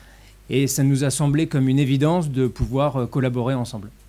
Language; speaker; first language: French; native; French